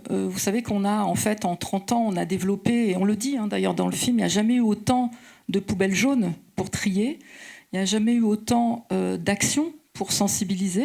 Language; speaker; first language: French; native; French